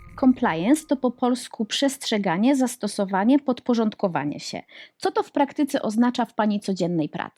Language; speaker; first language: Polish; native; Polish